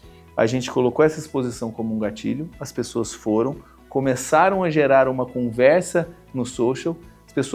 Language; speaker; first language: Portuguese; native; Portuguese